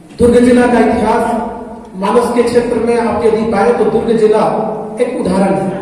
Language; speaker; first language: Hindi; native; Hindi